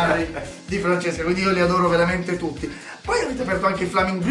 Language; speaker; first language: Italian; native; Italian